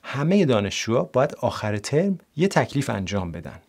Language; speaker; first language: Persian; native; Persian